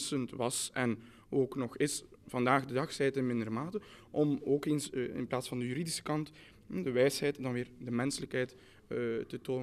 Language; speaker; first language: Dutch; native; Dutch